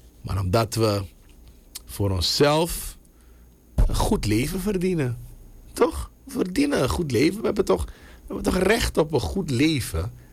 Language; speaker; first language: Dutch; native; Dutch